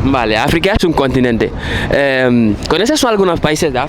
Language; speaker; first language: Spanish; non-native, fluent; Fula